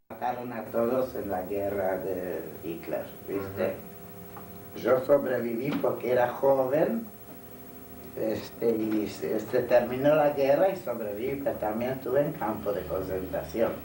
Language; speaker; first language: Spanish; non-native, fluent; Hungarian